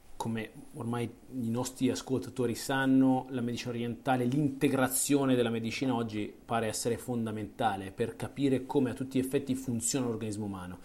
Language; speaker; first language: Italian; native; Italian